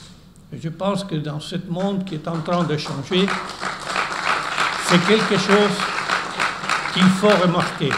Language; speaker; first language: French; non-native, fluent; Spanish